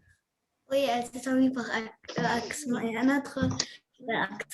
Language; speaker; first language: French; non-native, learner; Arabic